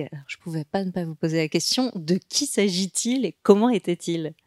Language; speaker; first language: French; native; French